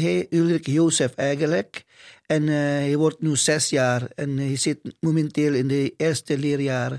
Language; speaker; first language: Dutch; non-native, fluent; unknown